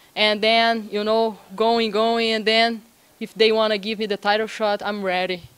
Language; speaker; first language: English; non-native, learner; Portuguese